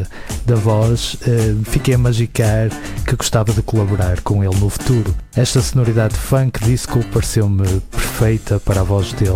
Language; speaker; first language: Portuguese; native; Portuguese